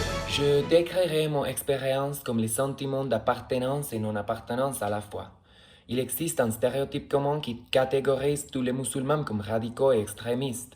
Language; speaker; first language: French; non-native, fluent; Spanish